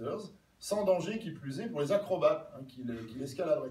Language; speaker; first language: French; native; French